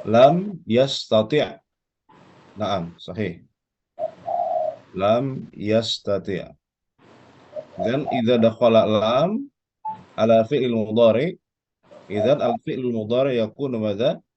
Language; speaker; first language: Arabic; non-native, fluent; Indonesian